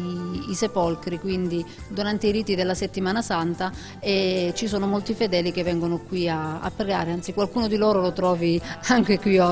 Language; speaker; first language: Italian; native; Italian